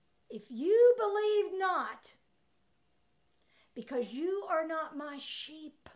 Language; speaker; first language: English; native; English